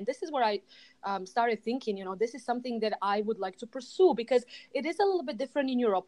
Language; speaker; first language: English; non-native, fluent; Serbian